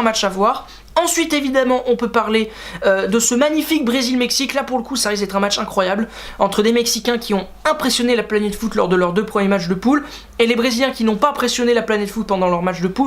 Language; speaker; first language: French; native; French